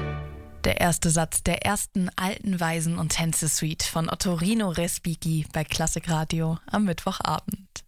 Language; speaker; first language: German; native; German